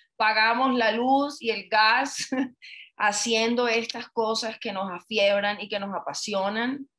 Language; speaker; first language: Spanish; native; Spanish